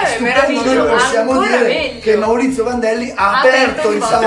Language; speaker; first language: Italian; native; Italian